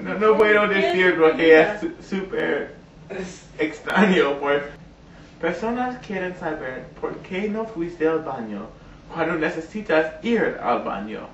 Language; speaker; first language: Spanish; non-native, learner; English